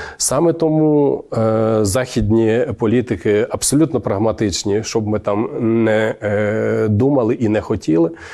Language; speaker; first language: Ukrainian; native; Ukrainian